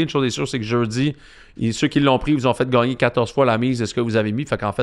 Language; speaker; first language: French; native; French